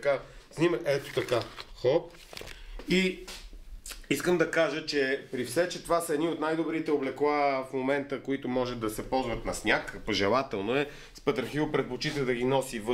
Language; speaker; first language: Bulgarian; native; Bulgarian